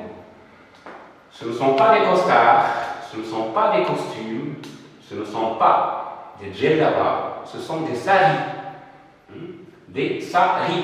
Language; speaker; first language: French; non-native, local second language; Arabic